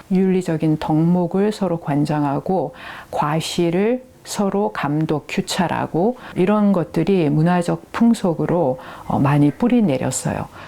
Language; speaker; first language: Korean; native; Korean